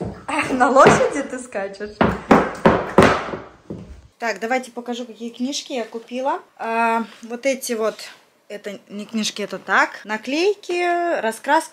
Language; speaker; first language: Russian; native; Russian